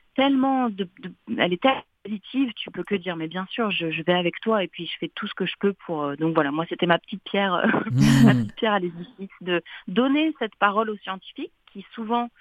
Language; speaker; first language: French; native; French